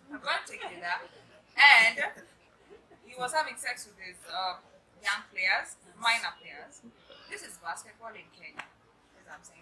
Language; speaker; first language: English; non-native, local second language; Swahili